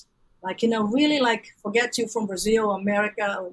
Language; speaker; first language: English; non-native, fluent; Portuguese